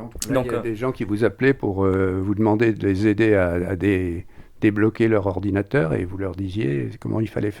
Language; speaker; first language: French; native; French